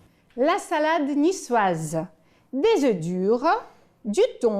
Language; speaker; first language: French; non-native, fluent; Ukrainian